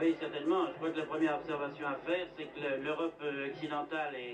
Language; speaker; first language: French; native; French